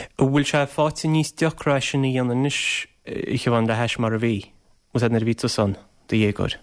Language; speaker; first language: Irish; native; Irish